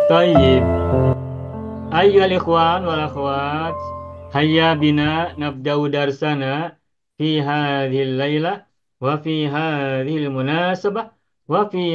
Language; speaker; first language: Arabic; non-native, fluent; Indonesian